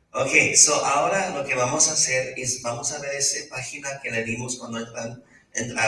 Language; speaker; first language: Spanish; early bilingual, heritage; Spanish